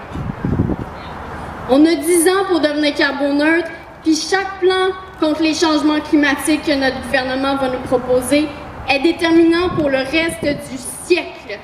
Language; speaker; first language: French; native; French